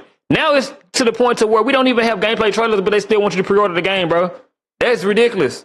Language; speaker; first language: English; native; English